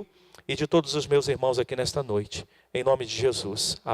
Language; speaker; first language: Portuguese; native; Portuguese